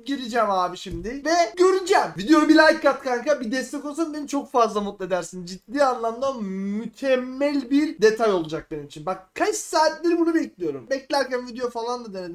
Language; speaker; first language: Turkish; native; Turkish